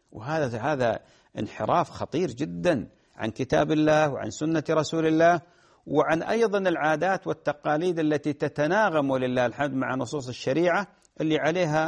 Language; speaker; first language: Arabic; native; Arabic